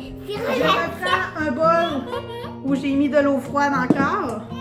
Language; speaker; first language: French; native; French